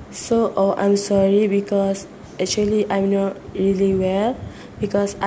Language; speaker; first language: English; non-native, learner; Malay